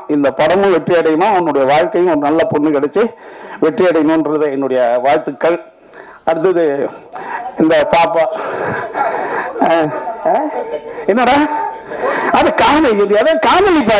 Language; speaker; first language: Tamil; native; Tamil